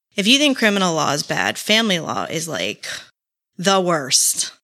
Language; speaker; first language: English; native; English